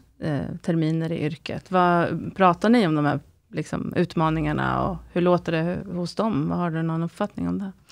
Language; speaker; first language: Swedish; native; Swedish